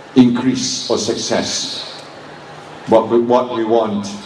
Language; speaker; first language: English; non-native, local second language; Malay